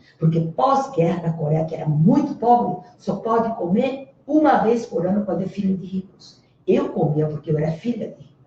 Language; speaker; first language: Portuguese; early bilingual, other home language; Korean